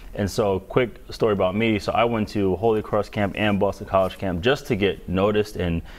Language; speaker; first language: English; native; English